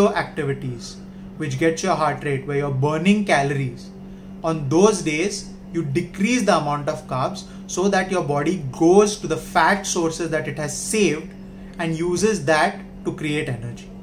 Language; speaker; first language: English; non-native, local second language; Hindi